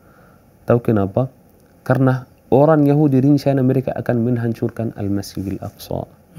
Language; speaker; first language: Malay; non-native, fluent; Arabic